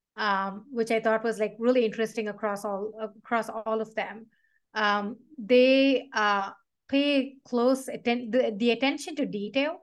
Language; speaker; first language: English; non-native, local second language; Tamil